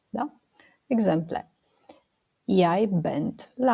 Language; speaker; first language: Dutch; non-native, fluent; Romanian